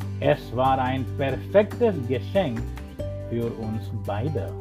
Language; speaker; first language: German; non-native, learner; English